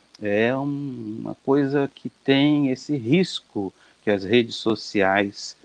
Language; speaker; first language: Portuguese; native; Portuguese